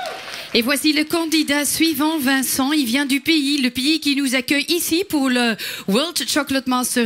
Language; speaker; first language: French; native; French